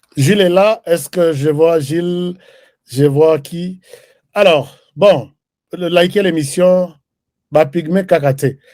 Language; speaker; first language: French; non-native, local second language; Lingala